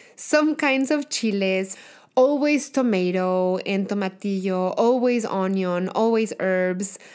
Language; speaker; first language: English; non-native, fluent; Spanish